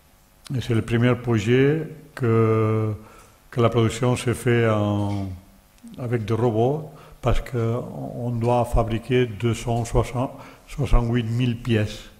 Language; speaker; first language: French; non-native, learner; Catalan